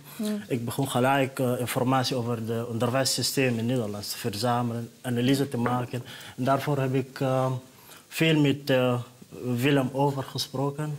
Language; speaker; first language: Dutch; non-native, fluent; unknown